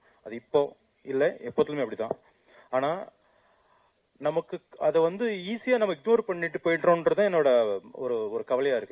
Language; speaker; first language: Tamil; native; Tamil